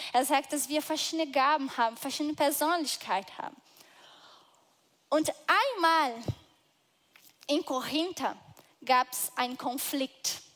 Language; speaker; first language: German; non-native, fluent; Portuguese